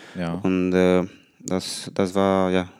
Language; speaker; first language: German; non-native, learner; Romanian